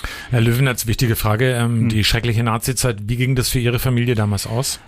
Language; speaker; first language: German; native; German